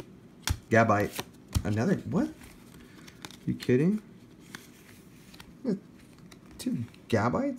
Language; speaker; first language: English; native; English